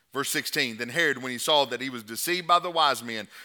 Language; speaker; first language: English; native; English